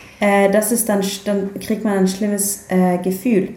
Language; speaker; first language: German; non-native, fluent; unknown